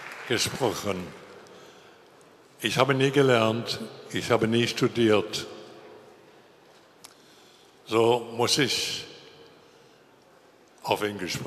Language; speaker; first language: German; non-native, learner; English